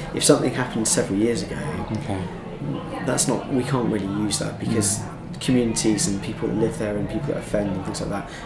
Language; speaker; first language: English; native; English